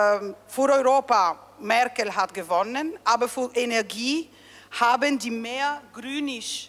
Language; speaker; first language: German; non-native, fluent; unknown